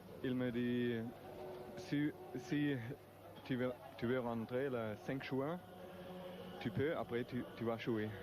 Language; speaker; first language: French; non-native, learner; German